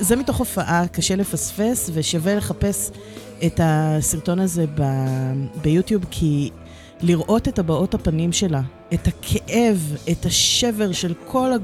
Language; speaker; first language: Hebrew; native; Hebrew